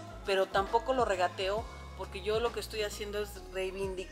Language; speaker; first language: Spanish; native; Spanish